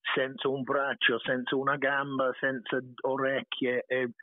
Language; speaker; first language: Italian; non-native, fluent; English